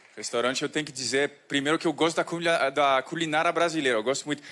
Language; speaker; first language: Portuguese; non-native, fluent; French